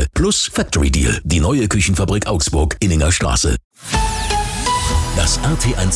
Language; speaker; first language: German; native; German